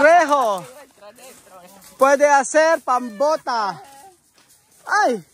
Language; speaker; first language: Spanish; non-native, learner; Filipino